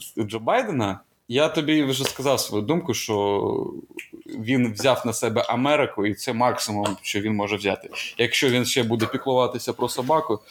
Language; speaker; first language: Ukrainian; non-native, local second language; Russian